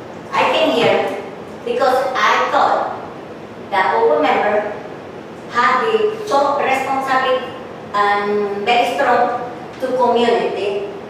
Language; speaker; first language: English; non-native, learner; Spanish